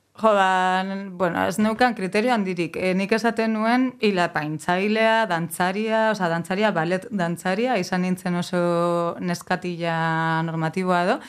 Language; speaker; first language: Basque; native; Basque